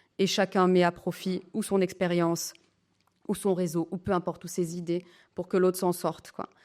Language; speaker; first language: French; native; French